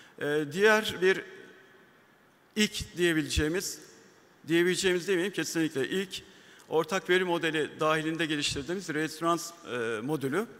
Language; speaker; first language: Turkish; native; Turkish